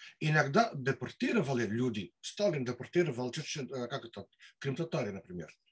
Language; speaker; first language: Russian; non-native, learner; Dutch